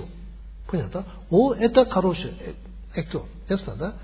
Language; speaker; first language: Russian; non-native, learner; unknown